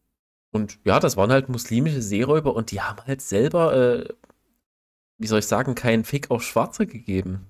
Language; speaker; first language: German; native; German